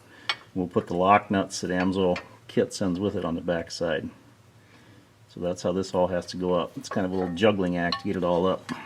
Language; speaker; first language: English; native; English